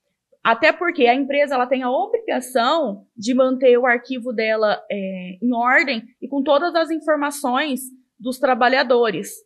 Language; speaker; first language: Portuguese; native; Portuguese